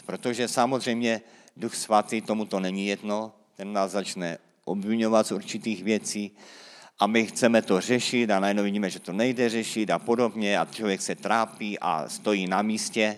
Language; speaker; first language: Czech; native; Czech